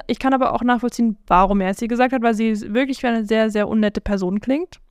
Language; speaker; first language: German; non-native, fluent; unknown